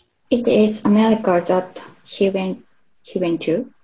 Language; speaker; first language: English; non-native, learner; Japanese